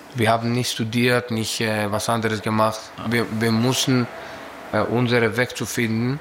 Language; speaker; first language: German; non-native, learner; Greek